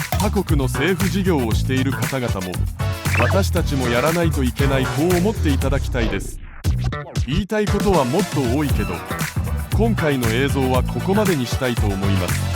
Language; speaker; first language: Japanese; non-native, fluent; Korean